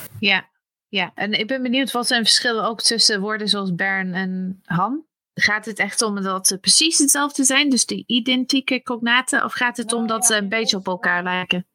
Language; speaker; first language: Dutch; non-native, fluent; English